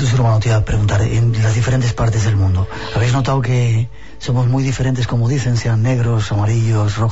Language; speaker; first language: Spanish; native; Spanish